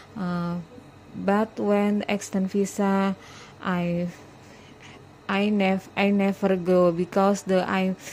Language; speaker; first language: English; non-native, learner; Indonesian